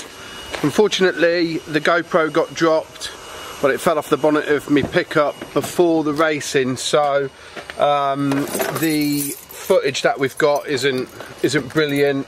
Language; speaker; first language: English; native; English